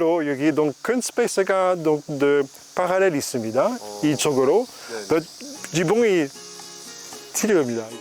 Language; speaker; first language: Korean; non-native, learner; French